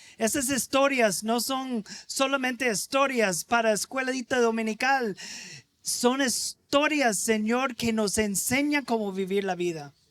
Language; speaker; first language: Spanish; non-native, fluent; English